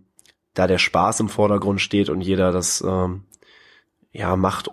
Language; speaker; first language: German; native; German